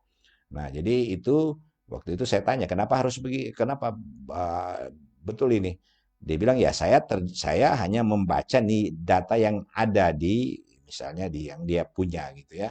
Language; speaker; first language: Indonesian; native; Indonesian